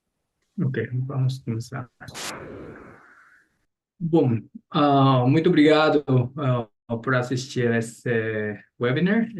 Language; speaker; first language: Portuguese; non-native, fluent; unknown